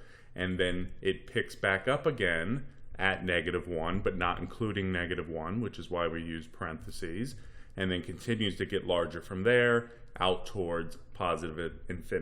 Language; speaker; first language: English; native; English